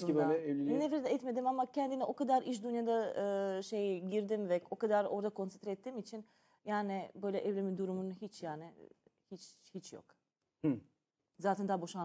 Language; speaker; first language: Turkish; non-native, learner; Serbian